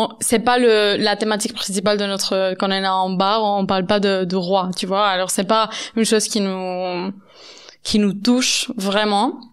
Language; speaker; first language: French; non-native, fluent; Catalan